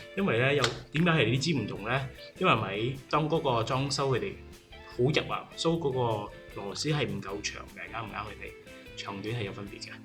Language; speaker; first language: Cantonese; native; Cantonese